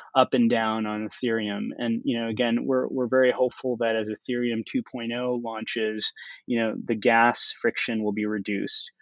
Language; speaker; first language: English; native; English